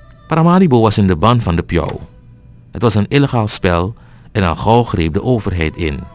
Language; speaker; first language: Dutch; native; Dutch